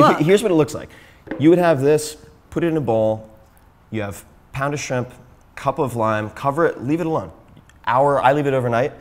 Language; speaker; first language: English; native; English